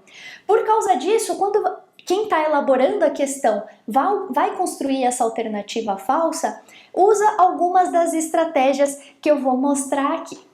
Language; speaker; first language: Portuguese; native; Portuguese